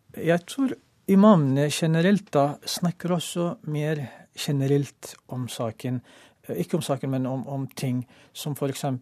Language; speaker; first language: Norwegian; non-native, fluent; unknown